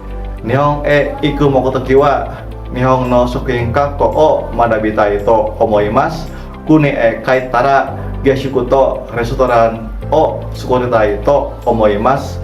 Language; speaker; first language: Japanese; non-native, learner; Indonesian